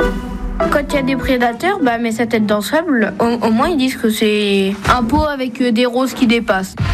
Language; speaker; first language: French; native; French